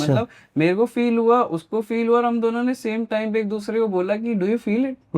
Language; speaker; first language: Hindi; native; Hindi